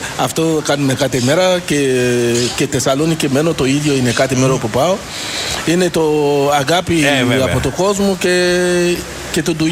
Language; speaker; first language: Greek; non-native, local second language; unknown